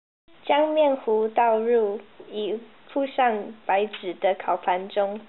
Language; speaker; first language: Chinese; early bilingual, heritage; Chinese